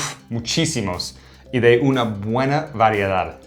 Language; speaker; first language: Spanish; non-native, fluent; English